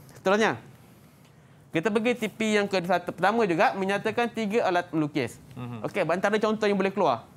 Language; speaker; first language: Malay; native; Malay